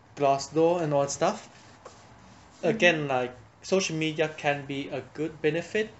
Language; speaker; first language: English; non-native, fluent; Vietnamese